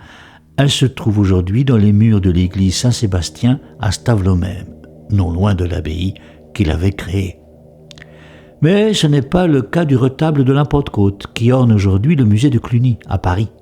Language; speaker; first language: French; native; French